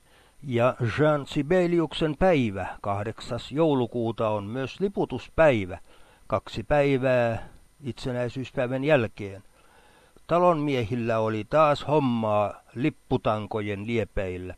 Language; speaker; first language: Finnish; native; Finnish